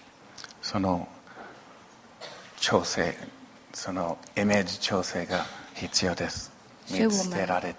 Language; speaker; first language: Japanese; non-native, local second language; English